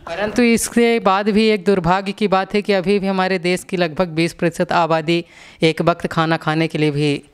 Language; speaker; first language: Hindi; native; Hindi